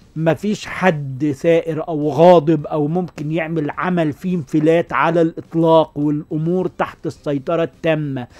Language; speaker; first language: Arabic; native; Arabic